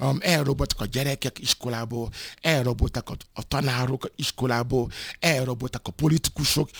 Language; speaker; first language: Hungarian; non-native, fluent; Yoruba